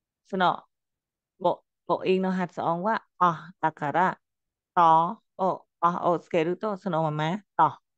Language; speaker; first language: Japanese; non-native, fluent; Khmer